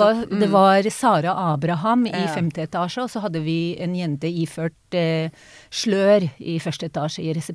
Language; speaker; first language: Norwegian; non-native, fluent; Hebrew